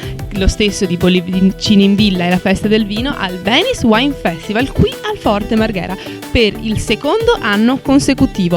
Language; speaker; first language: Italian; native; Italian